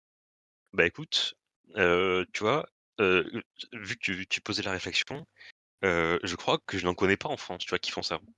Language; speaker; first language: French; native; French